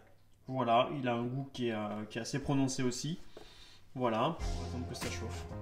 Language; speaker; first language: French; native; French